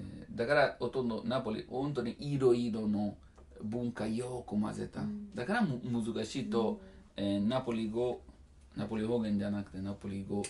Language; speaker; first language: Japanese; non-native, learner; Italian